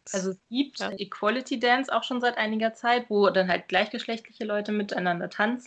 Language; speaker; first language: German; native; German